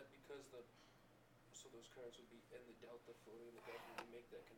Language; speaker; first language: English; native; English